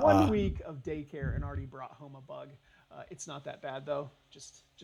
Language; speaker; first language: English; native; English